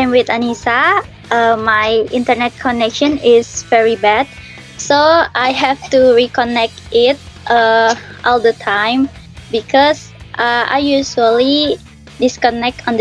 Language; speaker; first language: English; non-native, learner; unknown